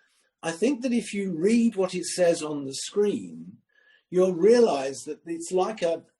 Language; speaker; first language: English; native; English